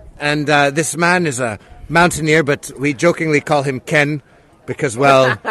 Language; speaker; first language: English; native; English